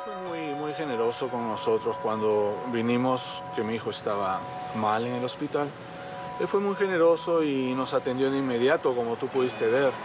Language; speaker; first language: Spanish; native; Spanish